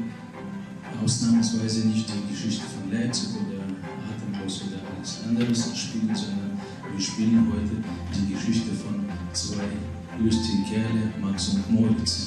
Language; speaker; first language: German; non-native, fluent; Russian